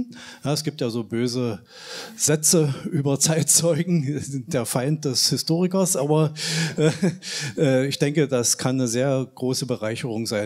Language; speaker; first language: German; native; German